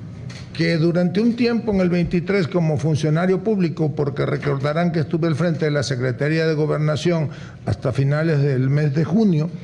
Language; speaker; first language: Spanish; native; Spanish